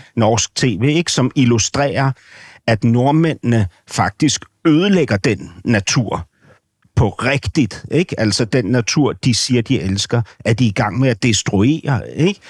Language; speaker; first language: Danish; native; Danish